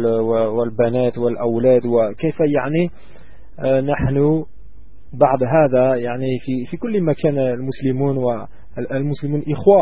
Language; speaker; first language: Arabic; non-native, learner; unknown